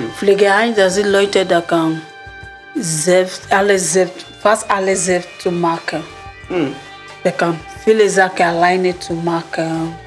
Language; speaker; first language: German; non-native, learner; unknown